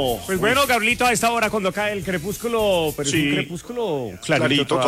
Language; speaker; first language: Spanish; native; Spanish